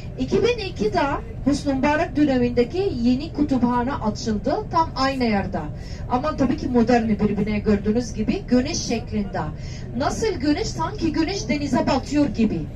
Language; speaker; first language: Turkish; non-native, learner; Arabic